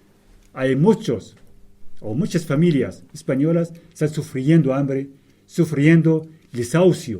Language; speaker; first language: Spanish; non-native, fluent; Arabic